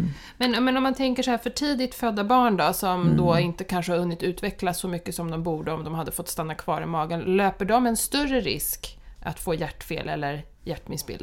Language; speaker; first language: Swedish; native; Swedish